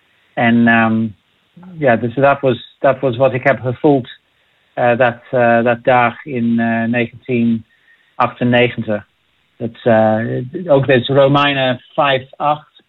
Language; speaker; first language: Dutch; non-native, fluent; English